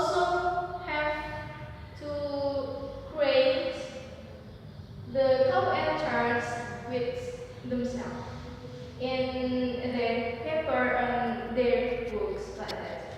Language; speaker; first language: English; non-native, learner; Indonesian